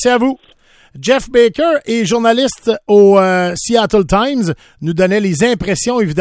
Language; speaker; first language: French; native; French